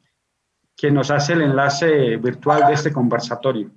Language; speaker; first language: Spanish; native; Spanish